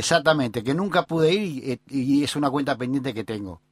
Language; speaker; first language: Spanish; native; Spanish